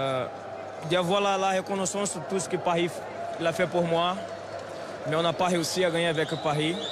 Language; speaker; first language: French; non-native, fluent; Portuguese